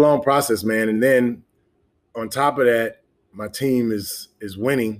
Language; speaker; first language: English; native; English